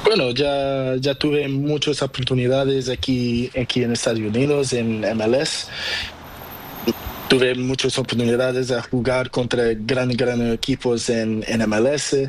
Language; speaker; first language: Spanish; non-native, learner; Portuguese